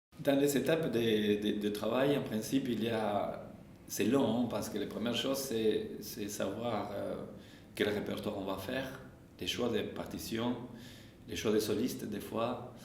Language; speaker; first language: French; non-native, fluent; Spanish